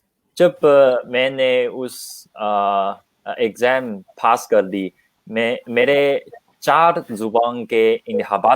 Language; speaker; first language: Hindi; non-native, learner; Chinese